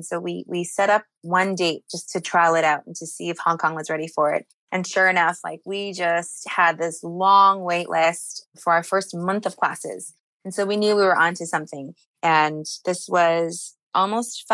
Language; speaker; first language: English; native; English